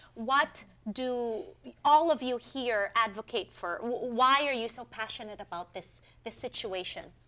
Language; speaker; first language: English; non-native, local second language; Filipino